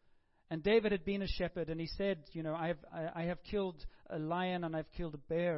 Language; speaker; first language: English; native; English